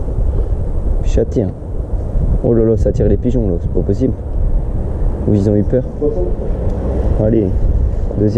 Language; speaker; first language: French; native; French